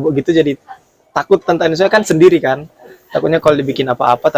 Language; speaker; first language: Indonesian; native; Indonesian